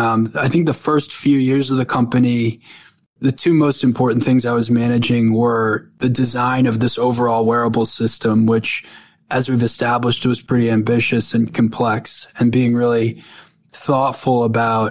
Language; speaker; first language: English; native; English